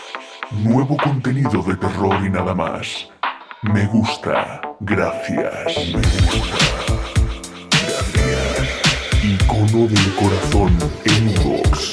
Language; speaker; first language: Spanish; native; Spanish